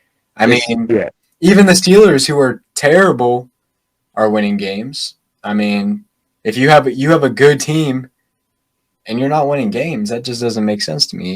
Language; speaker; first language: English; native; English